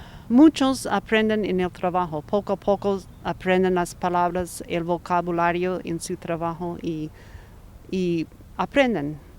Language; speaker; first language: Spanish; non-native, fluent; English